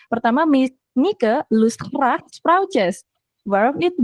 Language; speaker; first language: Dutch; non-native, fluent; Indonesian